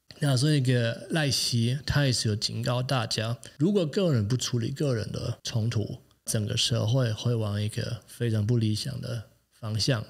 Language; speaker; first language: Chinese; non-native, fluent; German